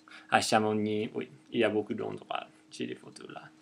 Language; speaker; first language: French; non-native, fluent; English